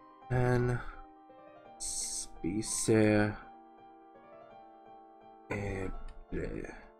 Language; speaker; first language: Danish; non-native, learner; English